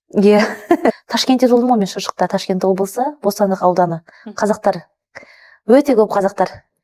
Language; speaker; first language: Kazakh; early bilingual, heritage; Kazakh